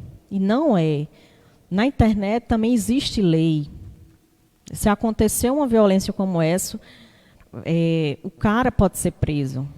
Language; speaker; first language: Portuguese; native; Portuguese